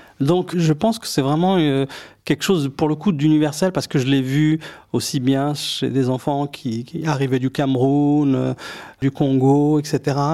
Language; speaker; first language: French; early bilingual, other home language; Arabic